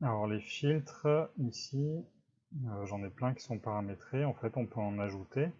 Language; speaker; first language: French; native; French